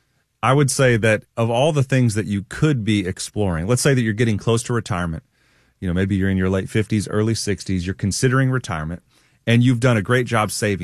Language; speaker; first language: English; native; English